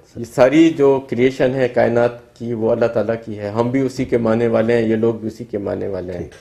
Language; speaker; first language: Urdu; non-native, local second language; Baluchi